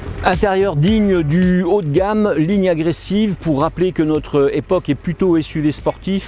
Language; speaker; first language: French; native; French